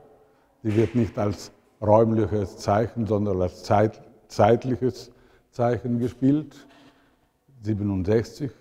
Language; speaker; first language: German; non-native, fluent; Italian